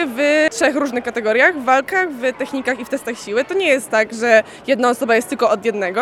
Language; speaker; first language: Polish; early bilingual, heritage; Polish